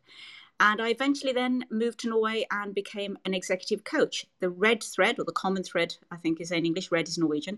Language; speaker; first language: English; native; English